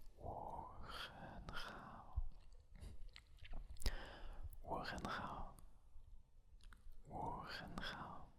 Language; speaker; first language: Chinese; non-native, learner; French